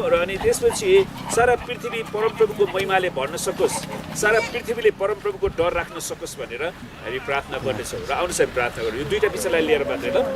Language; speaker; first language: Nepali; native; Nepali